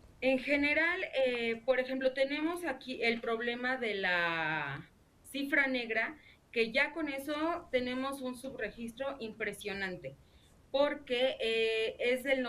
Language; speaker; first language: Spanish; native; Spanish